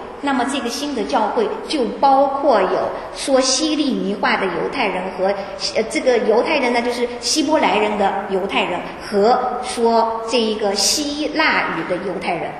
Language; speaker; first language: Chinese; native; Chinese